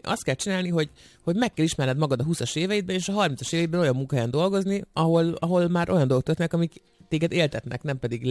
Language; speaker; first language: Hungarian; native; Hungarian